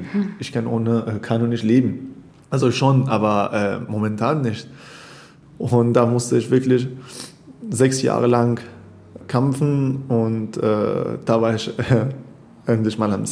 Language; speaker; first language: German; non-native, fluent; Persian